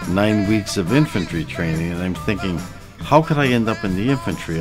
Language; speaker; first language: English; native; English